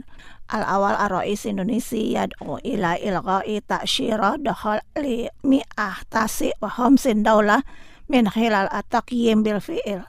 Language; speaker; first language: Arabic; non-native, fluent; Indonesian